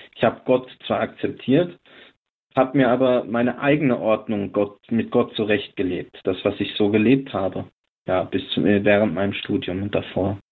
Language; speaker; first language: German; native; German